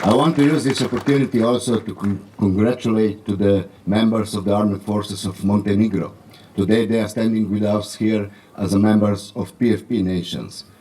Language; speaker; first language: English; non-native, fluent; Slovenian